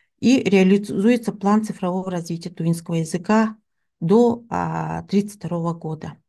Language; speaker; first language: Russian; non-native, local second language; Tuvinian